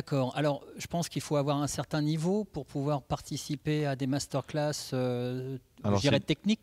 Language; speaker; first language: French; native; French